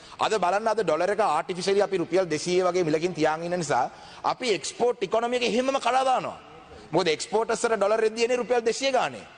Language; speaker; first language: Sinhala; non-native, local second language; Tamil